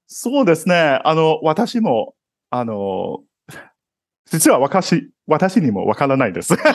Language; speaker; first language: Japanese; non-native, fluent; Cantonese